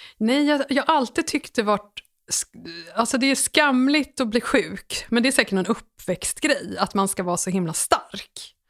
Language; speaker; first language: Swedish; native; Swedish